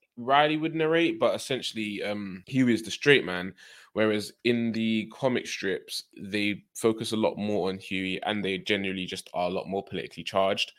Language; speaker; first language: English; native; English